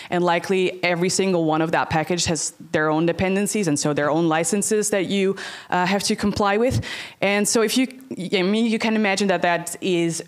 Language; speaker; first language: English; non-native, fluent; Dutch